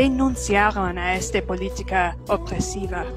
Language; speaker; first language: Spanish; non-native, fluent; English